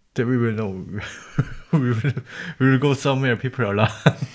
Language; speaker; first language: English; non-native, learner; Korean